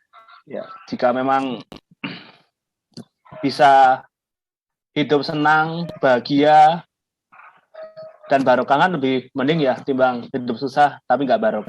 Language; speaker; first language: Indonesian; native; Indonesian